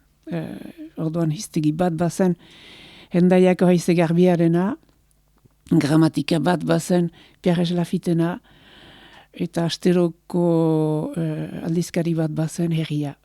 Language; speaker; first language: Basque; native; Basque